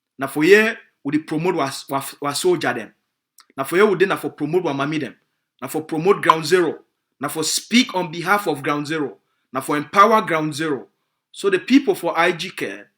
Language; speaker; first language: Nigerian Pidgin; native; Nigerian Pidgin